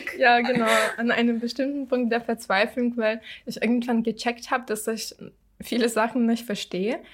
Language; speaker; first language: German; non-native, fluent; Ukrainian